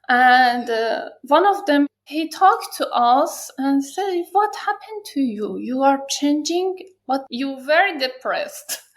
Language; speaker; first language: English; non-native, learner; Persian